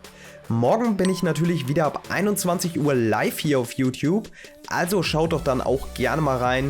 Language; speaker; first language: German; native; German